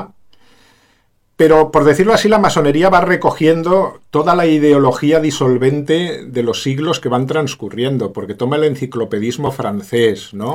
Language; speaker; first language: Spanish; native; Spanish